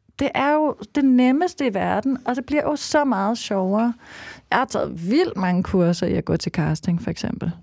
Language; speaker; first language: Danish; native; Danish